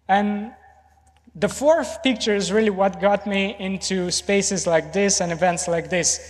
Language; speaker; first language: English; non-native, fluent; Romanian